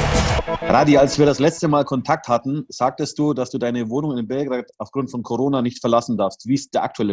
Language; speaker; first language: German; native; German